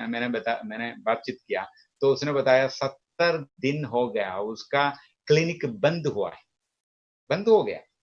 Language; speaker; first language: Hindi; non-native, local second language; Malayalam